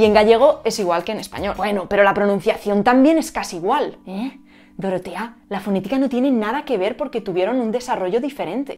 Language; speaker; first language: Spanish; native; Spanish